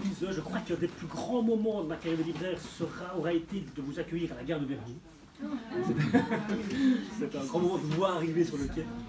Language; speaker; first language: French; native; French